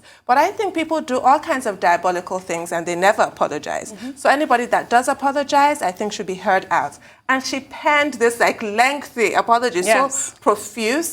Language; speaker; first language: English; native; English